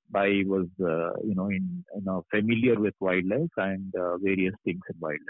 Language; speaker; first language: English; non-native, local second language; Kannada